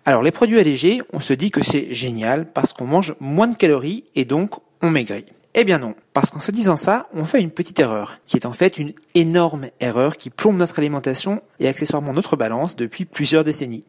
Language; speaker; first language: French; native; French